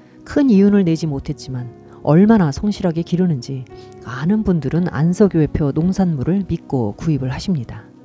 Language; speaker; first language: Korean; native; Korean